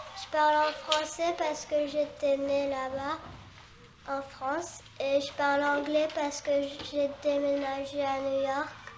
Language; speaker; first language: French; early bilingual, other home language; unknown